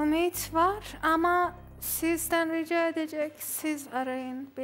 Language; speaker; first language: Turkish; non-native, learner; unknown